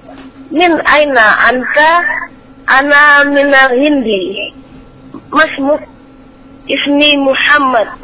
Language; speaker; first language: Arabic; non-native, learner; Indonesian